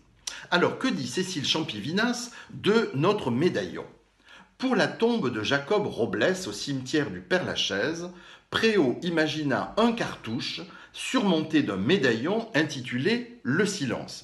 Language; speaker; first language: French; native; French